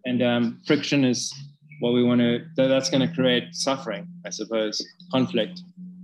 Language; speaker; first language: English; native; English